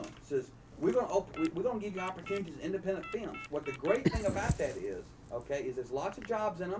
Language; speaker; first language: English; native; English